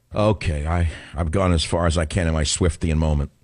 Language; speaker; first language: English; native; English